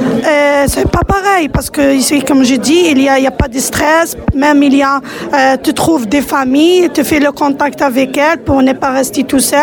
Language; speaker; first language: French; non-native, local second language; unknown